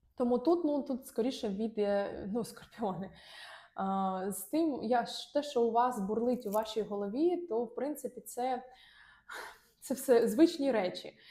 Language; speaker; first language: Ukrainian; non-native, local second language; Russian